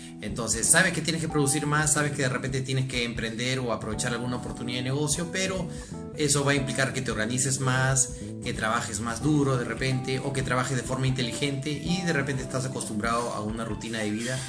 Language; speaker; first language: Spanish; native; Spanish